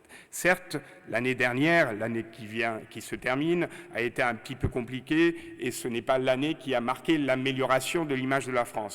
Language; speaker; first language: French; native; French